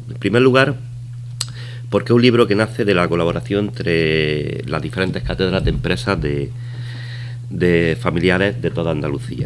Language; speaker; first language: Spanish; native; Spanish